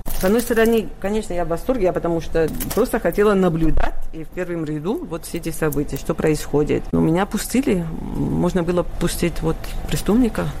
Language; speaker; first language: Russian; non-native, fluent; Catalan